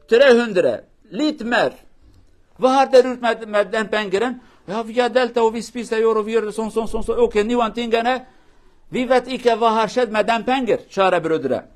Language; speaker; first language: Norwegian; non-native, learner; Kurdish